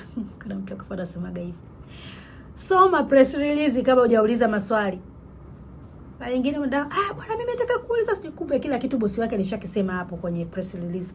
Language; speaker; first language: Swahili; native; Swahili